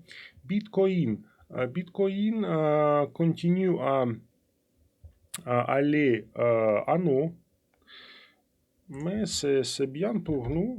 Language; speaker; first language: French; non-native, fluent; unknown